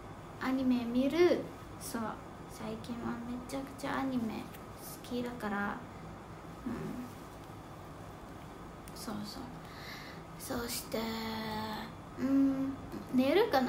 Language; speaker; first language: Japanese; non-native, fluent; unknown